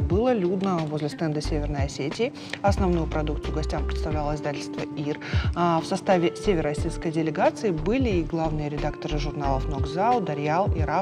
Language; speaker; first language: Russian; native; Russian